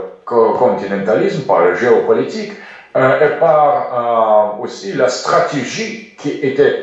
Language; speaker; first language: French; non-native, fluent; Russian